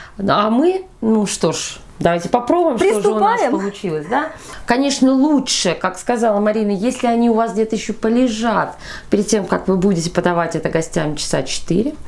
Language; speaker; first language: Russian; native; Russian